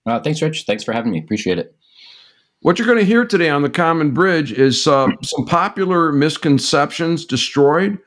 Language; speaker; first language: English; native; English